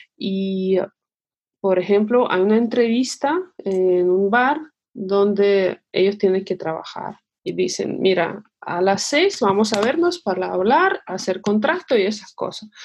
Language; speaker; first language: Spanish; non-native, fluent; Russian